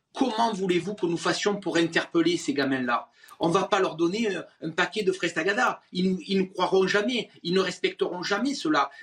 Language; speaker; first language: French; native; French